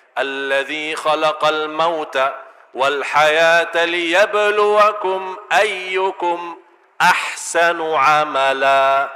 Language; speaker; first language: Malay; non-native, fluent; Arabic